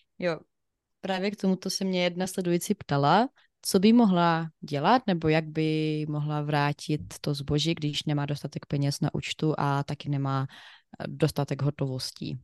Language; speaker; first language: Czech; non-native, fluent; Ukrainian